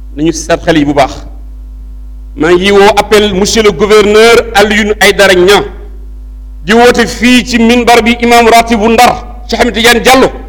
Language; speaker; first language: Wolof; native; Wolof